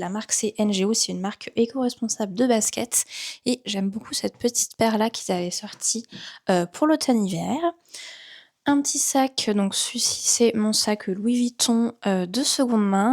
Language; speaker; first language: French; native; French